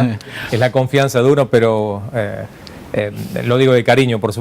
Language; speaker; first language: Spanish; native; Spanish